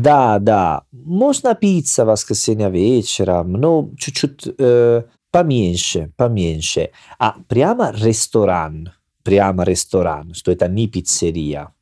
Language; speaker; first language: Russian; non-native, learner; Italian